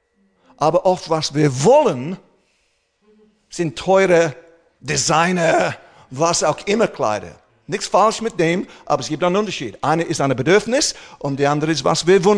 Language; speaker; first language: German; non-native, fluent; English